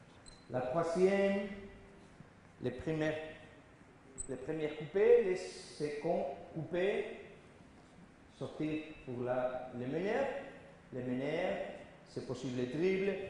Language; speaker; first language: French; non-native, learner; Spanish